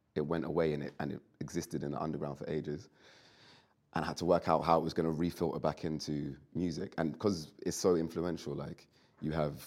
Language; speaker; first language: English; native; English